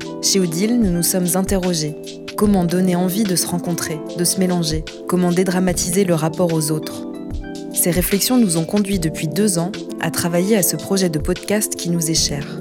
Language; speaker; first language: French; native; French